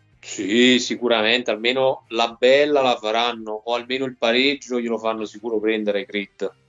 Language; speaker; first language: Italian; native; Italian